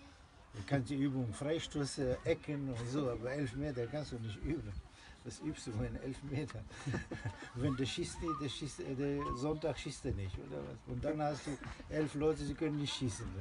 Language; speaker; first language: German; non-native, learner; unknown